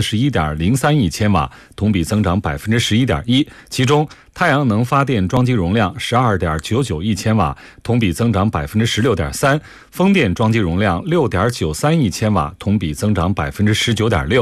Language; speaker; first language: Chinese; native; Chinese